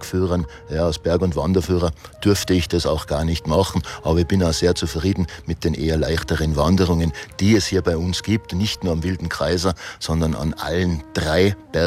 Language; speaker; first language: German; native; German